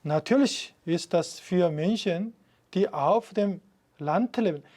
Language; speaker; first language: German; non-native, fluent; Korean